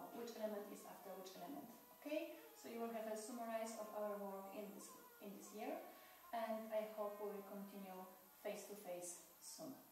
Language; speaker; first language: English; non-native, fluent; Polish